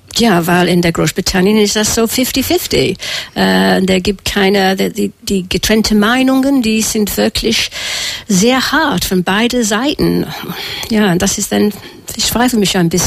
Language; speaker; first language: German; non-native, fluent; English